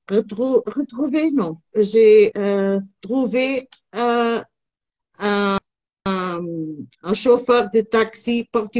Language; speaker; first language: French; non-native, learner; Portuguese